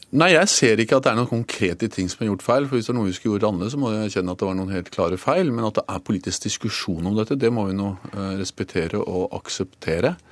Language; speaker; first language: Norwegian; native; Norwegian